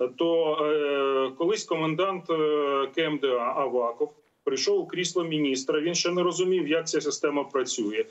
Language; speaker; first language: Ukrainian; native; Ukrainian